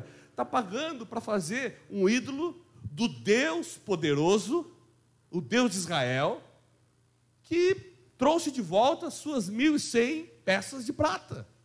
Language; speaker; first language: Portuguese; native; Portuguese